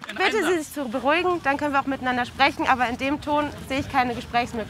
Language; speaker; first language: German; native; German